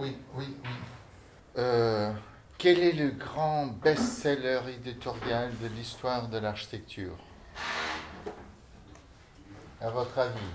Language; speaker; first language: French; non-native, fluent; Portuguese